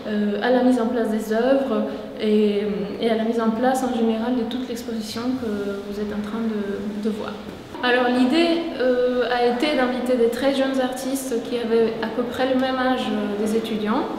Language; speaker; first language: French; non-native, fluent; Spanish